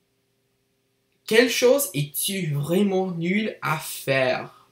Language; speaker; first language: French; non-native, learner; English